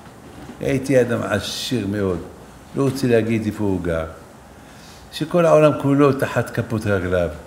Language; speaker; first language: Hebrew; non-native, fluent; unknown